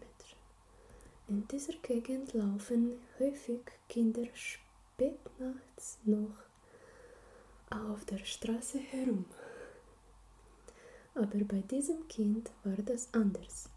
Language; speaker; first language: German; non-native, learner; Slovenian